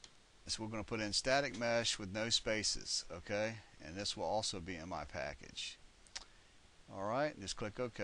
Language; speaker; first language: English; native; English